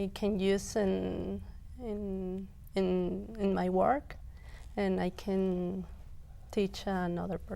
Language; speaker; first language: English; non-native, local second language; Spanish